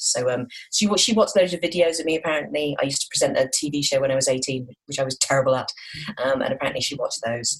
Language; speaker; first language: English; native; English